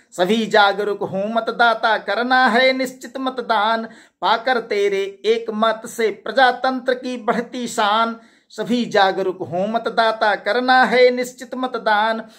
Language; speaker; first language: Hindi; native; Hindi